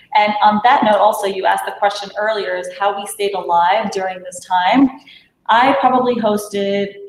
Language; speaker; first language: English; native; English